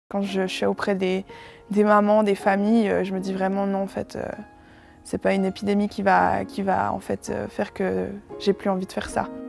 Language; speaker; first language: French; native; French